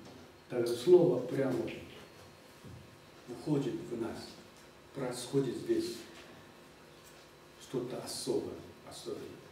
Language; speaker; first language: Russian; non-native, fluent; Korean